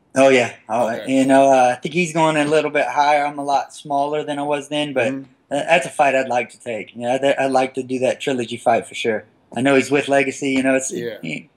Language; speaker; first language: English; native; English